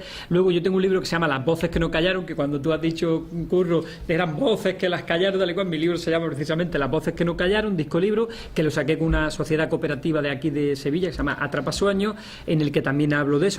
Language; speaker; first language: Spanish; native; Spanish